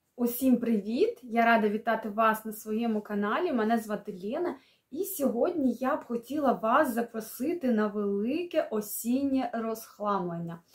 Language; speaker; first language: Ukrainian; non-native, local second language; Russian